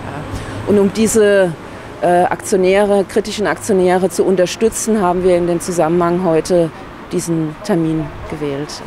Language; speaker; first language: German; native; German